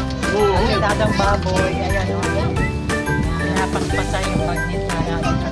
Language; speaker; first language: Filipino; native; Filipino